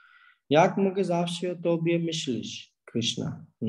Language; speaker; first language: Polish; non-native, learner; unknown